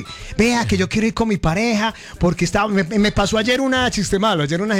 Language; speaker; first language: Spanish; native; Spanish